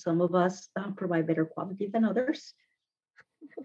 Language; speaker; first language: English; non-native, fluent; Spanish